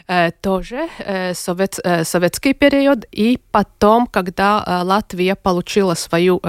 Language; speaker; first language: Russian; non-native, local second language; Latvian